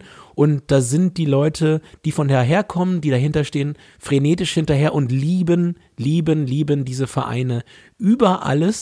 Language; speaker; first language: German; native; German